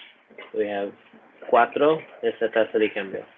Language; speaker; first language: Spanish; non-native, learner; English